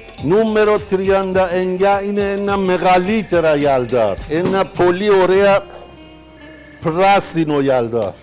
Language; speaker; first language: Greek; non-native, fluent; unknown